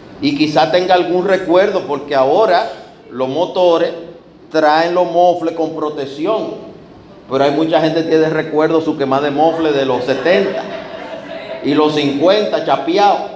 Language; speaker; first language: Spanish; native; Spanish